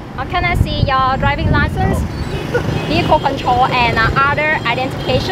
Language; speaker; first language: English; non-native, fluent; Vietnamese